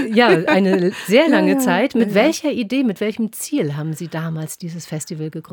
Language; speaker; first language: German; native; German